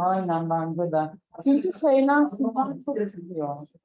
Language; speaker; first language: Turkish; native; Turkish